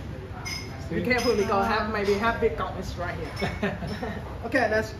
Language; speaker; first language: English; non-native, learner; Vietnamese